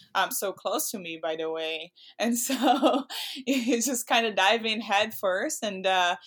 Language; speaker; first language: English; non-native, fluent; Portuguese